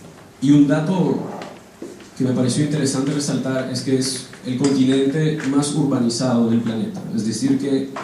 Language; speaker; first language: Spanish; non-native, fluent; French